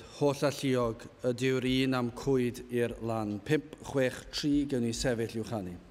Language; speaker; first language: Welsh; native; Welsh